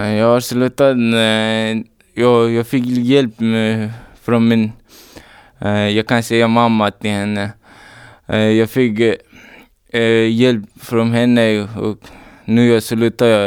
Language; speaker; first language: Swedish; non-native, learner; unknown